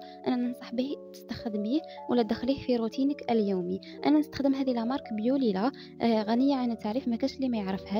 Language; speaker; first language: Arabic; native; Arabic